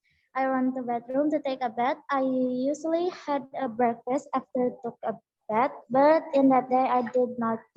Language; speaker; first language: English; non-native, learner; Indonesian